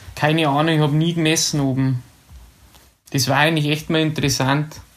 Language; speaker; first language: German; native; German